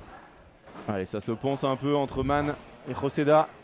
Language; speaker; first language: French; native; French